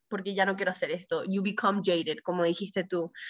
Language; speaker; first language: Spanish; early bilingual, heritage; Spanish